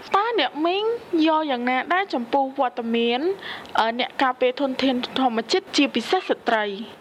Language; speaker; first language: Khmer; native; Khmer